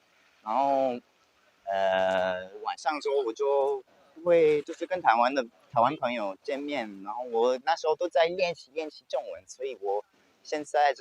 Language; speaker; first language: Chinese; non-native, fluent; French